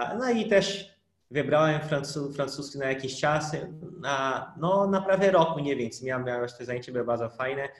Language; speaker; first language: Polish; non-native, fluent; Portuguese